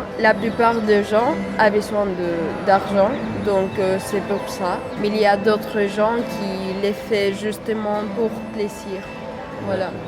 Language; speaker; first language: French; non-native, fluent; Spanish